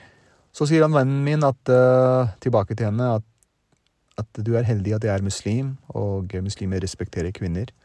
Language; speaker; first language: Norwegian; early bilingual, other home language; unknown